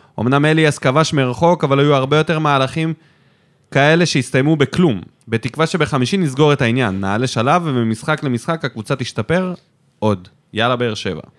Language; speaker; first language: Hebrew; native; Hebrew